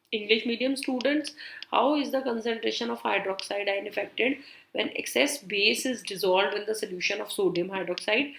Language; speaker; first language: English; non-native, local second language; Punjabi